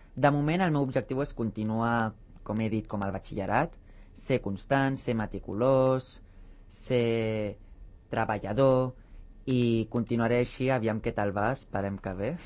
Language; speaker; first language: Catalan; native; Catalan